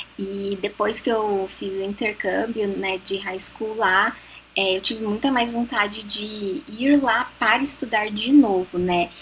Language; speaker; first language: Portuguese; native; Portuguese